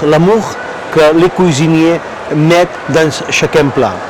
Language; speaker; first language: French; non-native, learner; Catalan